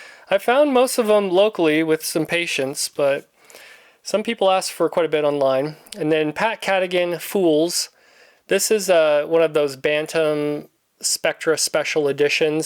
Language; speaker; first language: English; native; English